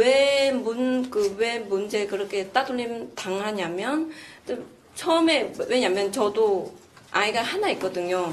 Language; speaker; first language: Korean; non-native, fluent; Vietnamese